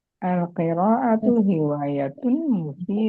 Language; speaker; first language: Arabic; non-native, learner; Indonesian